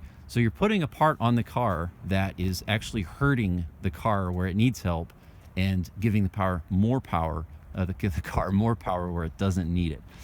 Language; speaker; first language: English; native; English